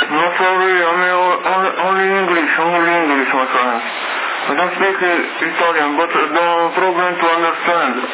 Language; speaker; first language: English; non-native, learner; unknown